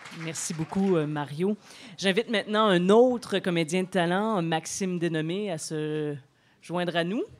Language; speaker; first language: French; native; French